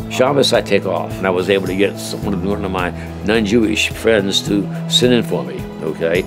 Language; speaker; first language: English; native; English